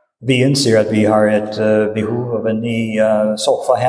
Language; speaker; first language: Swedish; non-native, fluent; English